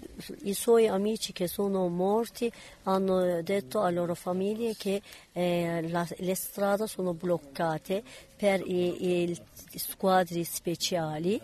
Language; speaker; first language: Italian; non-native, learner; Kurdish